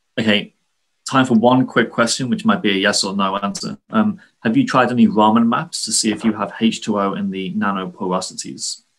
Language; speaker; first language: English; non-native, fluent; Italian